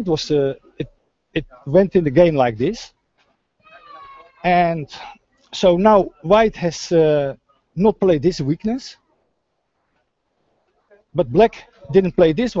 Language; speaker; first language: English; non-native, fluent; Dutch